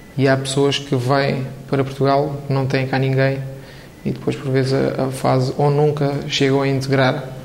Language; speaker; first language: Portuguese; non-native, fluent; Romanian